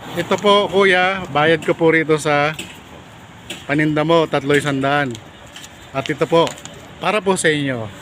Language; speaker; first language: Filipino; native; Filipino